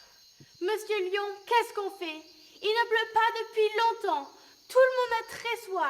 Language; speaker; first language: French; non-native, learner; English